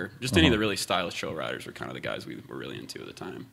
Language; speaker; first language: English; native; English